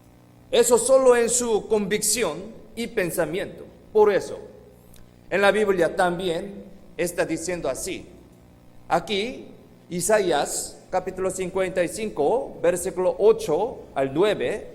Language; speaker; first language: Spanish; non-native, fluent; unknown